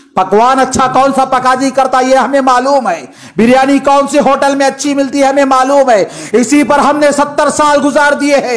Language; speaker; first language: Urdu; native; Urdu